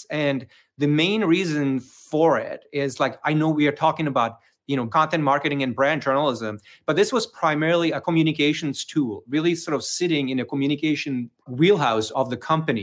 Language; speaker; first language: English; non-native, fluent; Czech